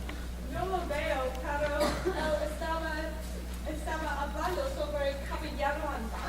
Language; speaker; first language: Spanish; non-native, learner; English